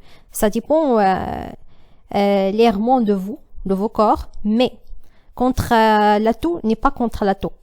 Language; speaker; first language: French; non-native, learner; Arabic